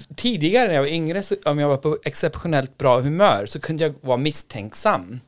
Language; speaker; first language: Swedish; non-native, fluent; English